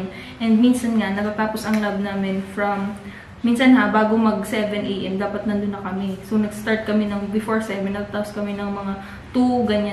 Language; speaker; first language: Filipino; non-native, local second language; Bikol